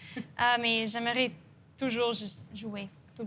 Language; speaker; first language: French; non-native, local second language; English